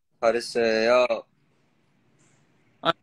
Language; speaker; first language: Korean; early bilingual, heritage; Korean